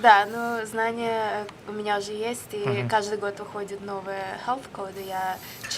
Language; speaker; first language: Russian; early bilingual, other home language; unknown